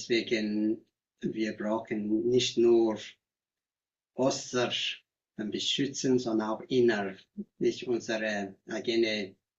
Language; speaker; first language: German; non-native, learner; Tibetan